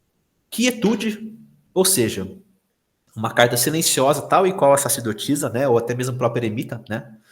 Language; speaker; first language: Portuguese; native; Portuguese